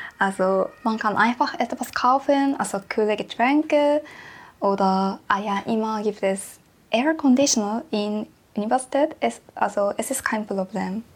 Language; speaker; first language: German; non-native, learner; Japanese